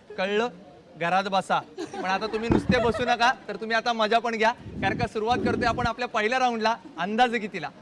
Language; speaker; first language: Marathi; native; Marathi